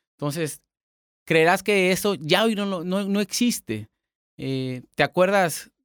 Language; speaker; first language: Spanish; native; Spanish